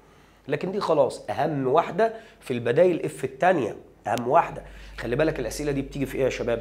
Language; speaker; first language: Arabic; native; Arabic